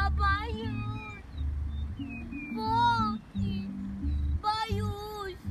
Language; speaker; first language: Russian; early bilingual, heritage; Russian